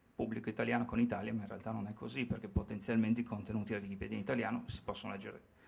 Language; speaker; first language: Italian; native; Italian